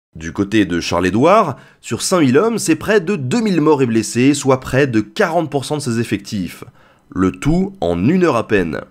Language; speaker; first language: French; native; French